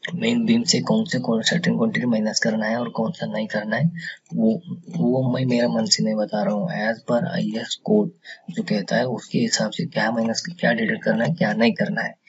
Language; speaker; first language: Hindi; native; Hindi